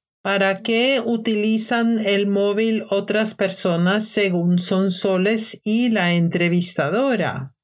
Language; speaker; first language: Spanish; non-native, fluent; Norwegian